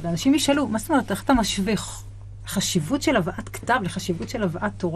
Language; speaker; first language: Hebrew; native; Hebrew